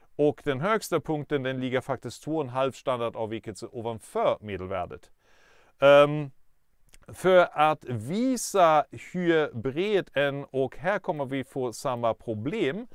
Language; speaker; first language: Swedish; non-native, fluent; German